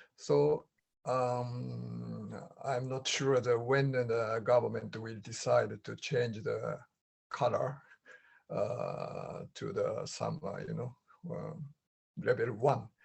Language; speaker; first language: English; non-native, learner; Japanese